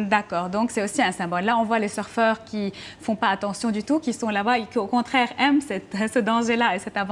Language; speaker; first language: French; non-native, local second language; Arabic